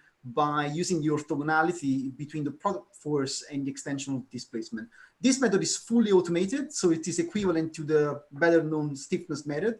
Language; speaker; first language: English; non-native, fluent; Italian